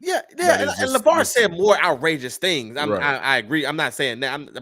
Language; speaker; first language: English; native; English